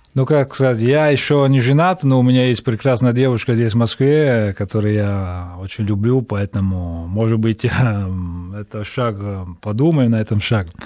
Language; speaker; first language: Russian; non-native, fluent; Italian